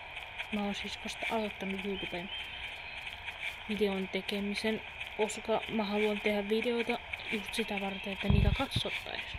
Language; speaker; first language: Finnish; native; Finnish